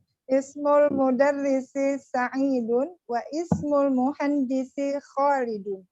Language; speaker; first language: Arabic; non-native, learner; Indonesian